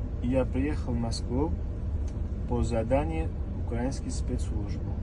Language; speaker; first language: Russian; non-native, learner; Uzbek